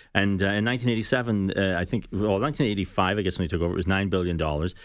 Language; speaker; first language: English; native; English